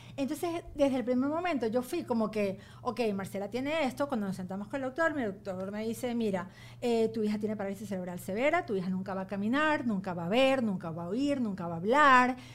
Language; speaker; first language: Spanish; native; Spanish